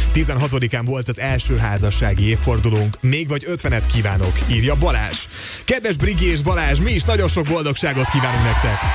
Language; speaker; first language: Hungarian; native; Hungarian